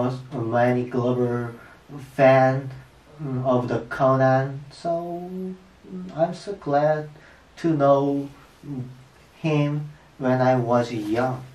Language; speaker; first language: English; non-native, learner; Korean